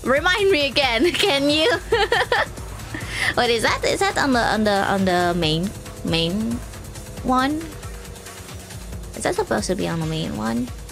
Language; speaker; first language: English; non-native, fluent; Indonesian